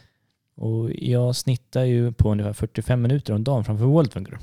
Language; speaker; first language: Swedish; native; Swedish